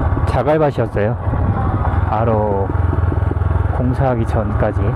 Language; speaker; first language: Korean; native; Korean